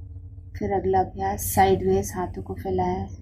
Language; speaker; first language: Hindi; native; Hindi